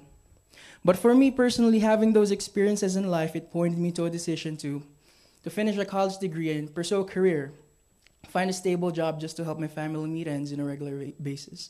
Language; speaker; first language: English; non-native, local second language; Filipino